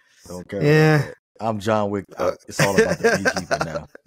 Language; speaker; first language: English; native; English